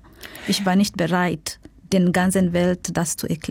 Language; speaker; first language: German; non-native, fluent; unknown